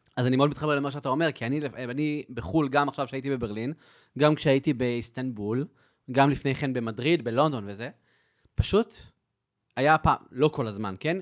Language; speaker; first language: Hebrew; native; Hebrew